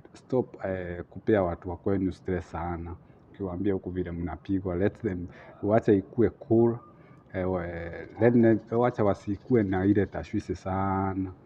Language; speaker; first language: Swahili; native; Swahili